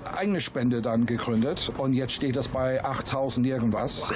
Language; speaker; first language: German; non-native, fluent; English